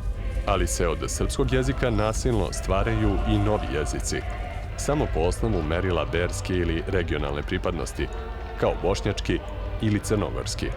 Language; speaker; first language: Bosnian; native; Bosnian